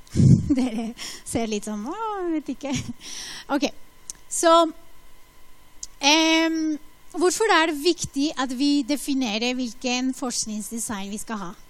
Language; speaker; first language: Norwegian; non-native, fluent; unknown